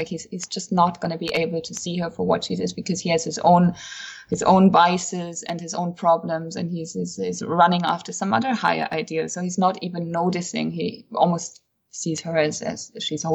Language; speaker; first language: English; non-native, fluent; German